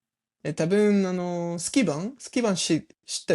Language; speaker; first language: Japanese; non-native, learner; English